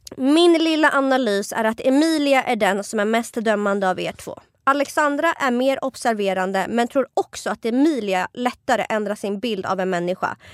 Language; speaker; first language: Swedish; native; Swedish